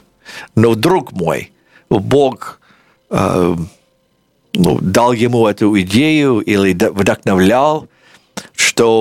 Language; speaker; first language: Russian; non-native, fluent; English